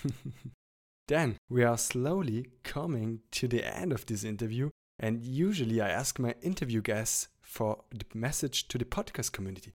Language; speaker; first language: English; non-native, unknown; German